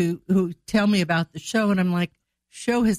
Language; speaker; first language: English; native; English